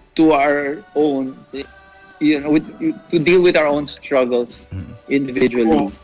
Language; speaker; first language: English; non-native, local second language; Filipino